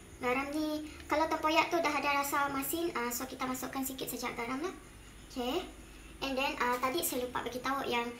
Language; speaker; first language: Malay; non-native, local second language; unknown